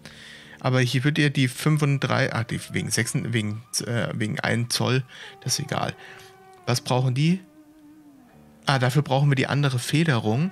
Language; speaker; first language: German; native; German